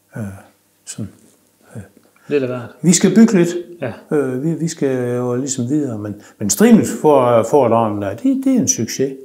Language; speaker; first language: Danish; native; Danish